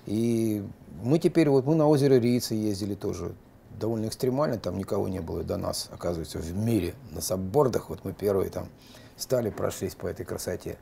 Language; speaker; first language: Russian; native; Russian